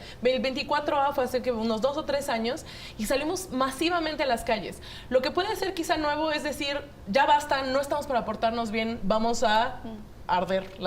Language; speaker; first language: Spanish; native; Spanish